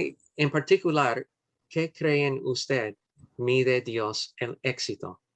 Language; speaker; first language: Spanish; non-native, fluent; English